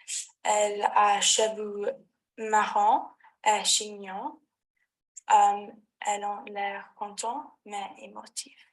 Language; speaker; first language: French; non-native, learner; English